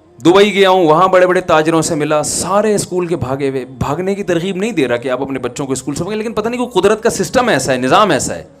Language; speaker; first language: Urdu; native; Urdu